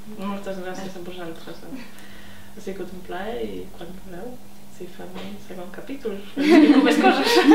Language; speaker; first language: Catalan; non-native, fluent; Polish